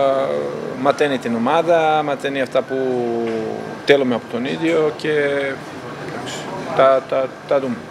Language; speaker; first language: Greek; non-native, fluent; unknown